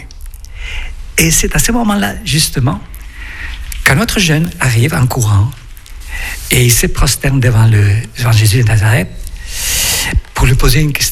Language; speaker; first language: French; non-native, fluent; Spanish